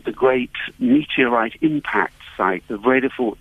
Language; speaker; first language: English; native; English